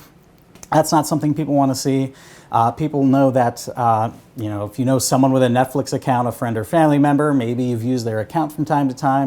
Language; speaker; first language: English; native; English